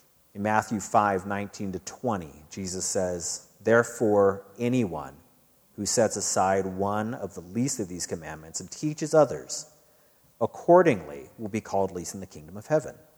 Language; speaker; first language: English; native; English